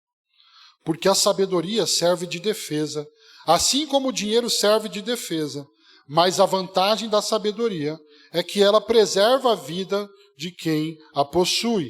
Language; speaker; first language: Portuguese; native; Portuguese